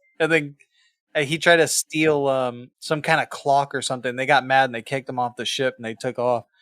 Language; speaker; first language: English; native; English